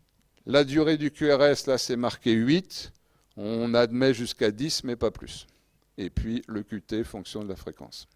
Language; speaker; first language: French; native; French